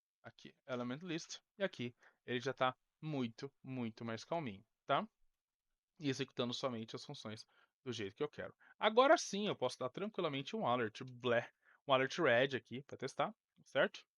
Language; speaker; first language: Portuguese; native; Portuguese